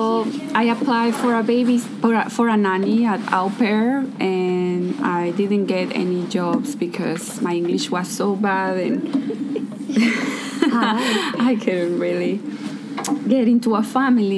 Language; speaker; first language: English; non-native, fluent; Spanish